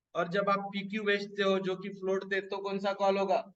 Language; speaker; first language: Hindi; non-native, local second language; Marathi